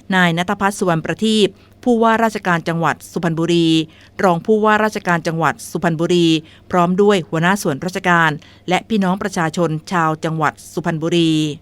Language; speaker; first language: Thai; native; Thai